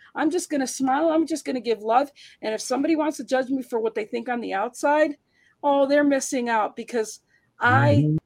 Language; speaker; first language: English; early bilingual, heritage; Spanish